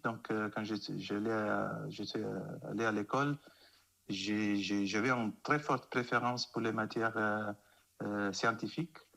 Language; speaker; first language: French; non-native, fluent; Italian